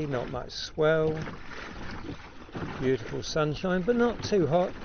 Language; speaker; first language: English; native; English